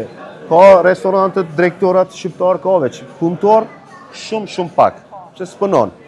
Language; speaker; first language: Albanian; early bilingual, heritage; Albanian